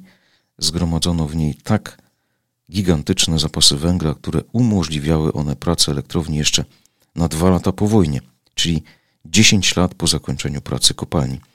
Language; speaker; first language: Polish; native; Polish